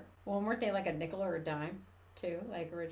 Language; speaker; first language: English; native; English